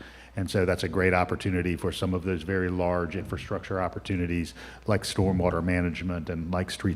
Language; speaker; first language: English; native; English